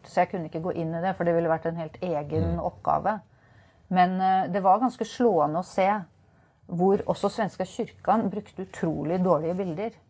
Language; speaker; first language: Norwegian; native; Norwegian